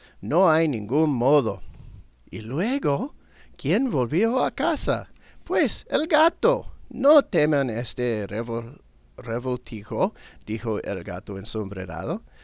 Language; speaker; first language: Spanish; non-native, learner; English